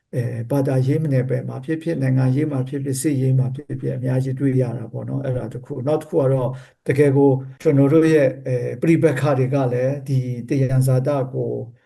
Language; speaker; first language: Burmese; non-native, local second language; Kachin